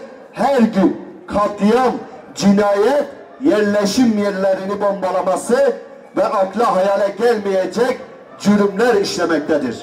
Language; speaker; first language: Turkish; native; Turkish